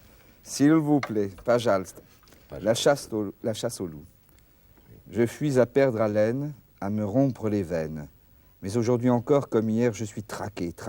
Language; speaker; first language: French; native; French